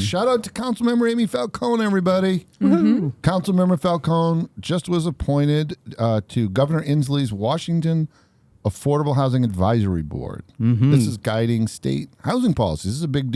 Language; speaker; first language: English; native; English